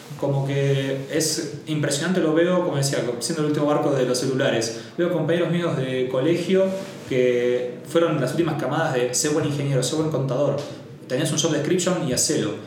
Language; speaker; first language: Spanish; native; Spanish